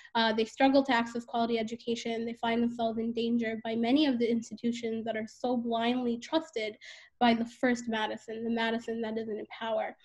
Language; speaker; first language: English; native; English